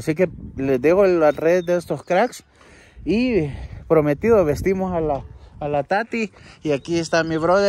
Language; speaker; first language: Spanish; native; Spanish